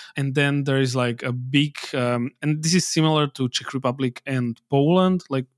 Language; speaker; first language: English; non-native, fluent; Slovak